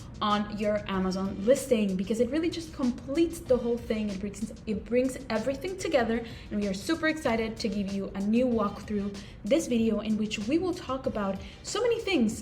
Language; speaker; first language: English; non-native, local second language; Spanish